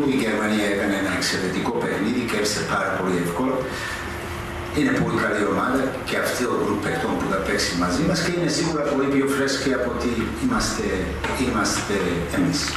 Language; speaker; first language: Greek; non-native, fluent; Serbian